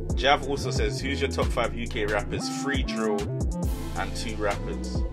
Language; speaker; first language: English; native; English